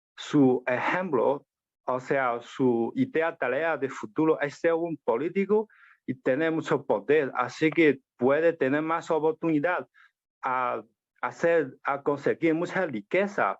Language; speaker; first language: Spanish; non-native, learner; Chinese